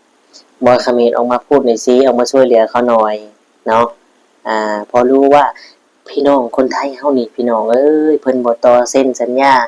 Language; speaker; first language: Thai; non-native, local second language; Northeastern Thai